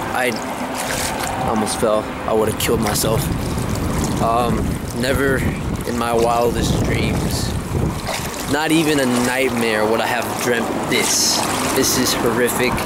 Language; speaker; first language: English; early bilingual, other home language; Spanish